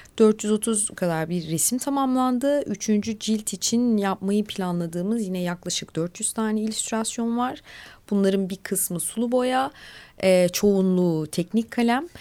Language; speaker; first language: Turkish; native; Turkish